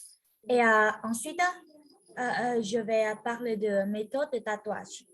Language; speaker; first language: French; non-native, learner; Vietnamese